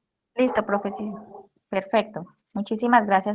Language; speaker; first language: Spanish; native; Spanish